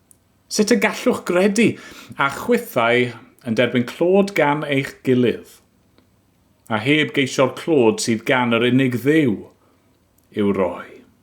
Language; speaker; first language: Welsh; native; Welsh